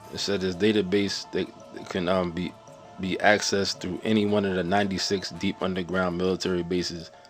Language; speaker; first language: English; native; English